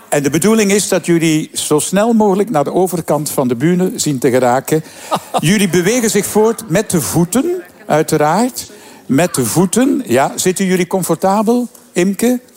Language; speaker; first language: Dutch; native; Dutch